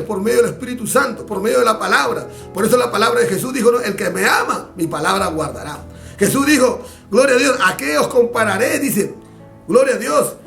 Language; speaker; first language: Spanish; native; Spanish